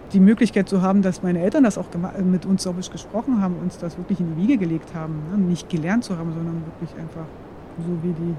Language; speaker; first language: German; non-native, local second language; Upper Sorbian